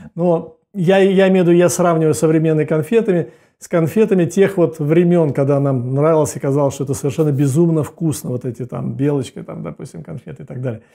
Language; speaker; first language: Russian; native; Russian